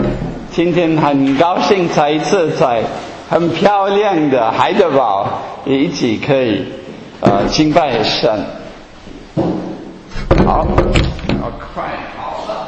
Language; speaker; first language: Chinese; non-native, fluent; German